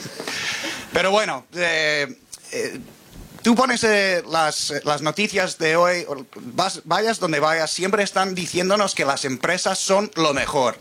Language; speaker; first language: Spanish; non-native, fluent; English